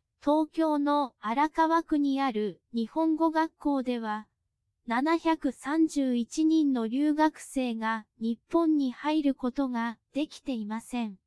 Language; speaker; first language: Japanese; non-native, fluent; Cantonese